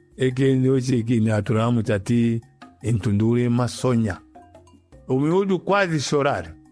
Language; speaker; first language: Portuguese; non-native, local second language; Yao